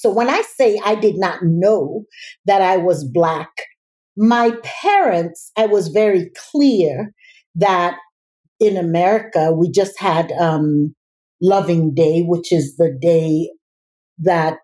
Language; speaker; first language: English; native; English